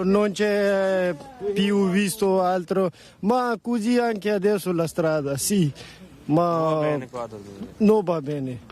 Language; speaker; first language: Italian; non-native, learner; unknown